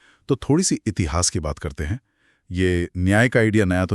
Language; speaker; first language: Hindi; native; Hindi